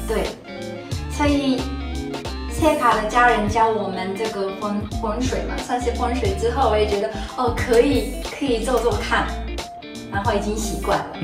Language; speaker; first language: Chinese; non-native, fluent; Japanese